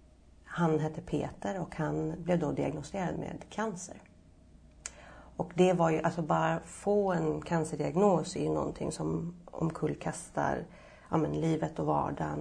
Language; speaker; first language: Swedish; native; Swedish